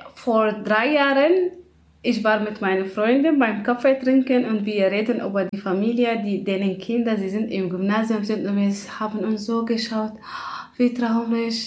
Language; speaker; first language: German; non-native, learner; Kurdish